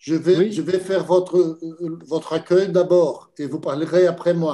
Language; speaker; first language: French; non-native, fluent; Portuguese